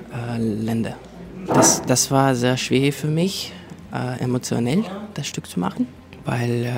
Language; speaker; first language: German; non-native, fluent; Russian